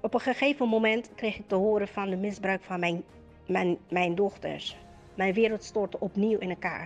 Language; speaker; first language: Dutch; native; Dutch